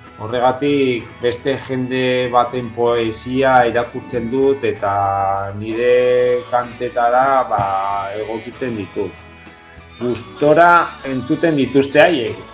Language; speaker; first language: Basque; non-native, local second language; Spanish